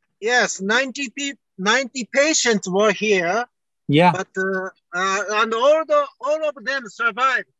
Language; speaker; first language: English; non-native, learner; Japanese